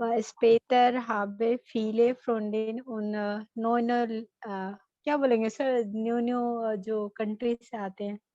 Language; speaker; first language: German; non-native, learner; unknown